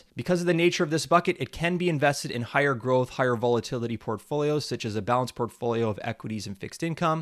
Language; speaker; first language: English; native; English